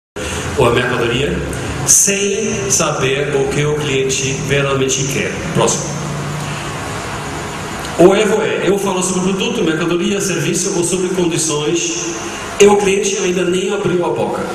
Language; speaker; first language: Portuguese; non-native, fluent; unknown